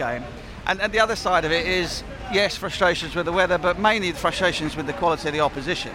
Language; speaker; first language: English; native; English